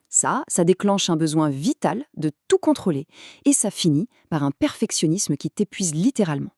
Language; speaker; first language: French; native; French